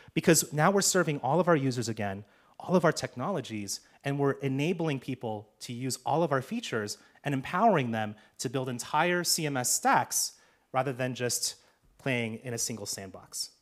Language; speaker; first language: English; native; English